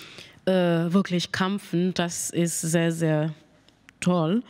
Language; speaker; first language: German; non-native, learner; Mandingo